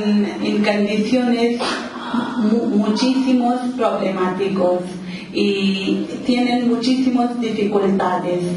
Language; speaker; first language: Spanish; non-native, local second language; Urdu